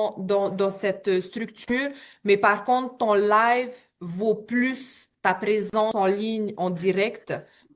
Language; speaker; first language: French; native; French